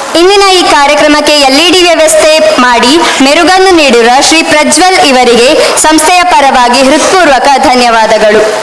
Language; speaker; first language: Kannada; native; Kannada